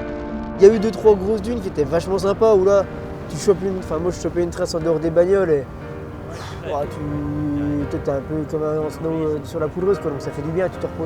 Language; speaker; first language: French; native; French